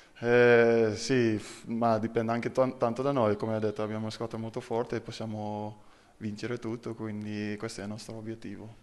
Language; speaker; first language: Italian; non-native, fluent; Dutch